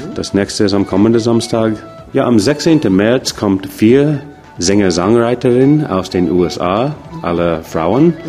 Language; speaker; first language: German; non-native, fluent; English